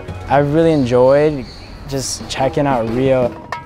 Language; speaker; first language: English; early bilingual, other home language; Spanish